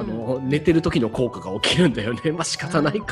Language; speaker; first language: Japanese; native; Japanese